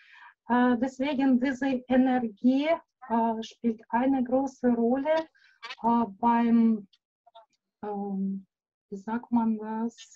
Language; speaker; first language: German; non-native, learner; Russian